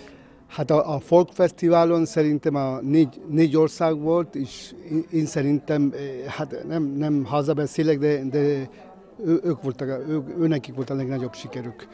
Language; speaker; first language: Hungarian; non-native, fluent; Spanish